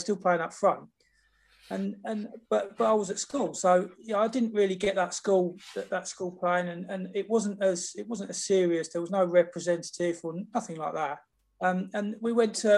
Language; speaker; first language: English; native; English